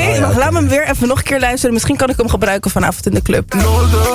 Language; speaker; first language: Dutch; native; Dutch